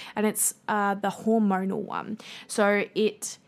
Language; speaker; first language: English; native; English